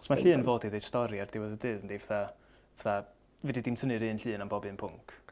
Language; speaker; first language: Welsh; native; Welsh